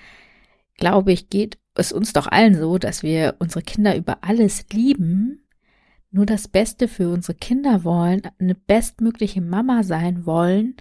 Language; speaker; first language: German; native; German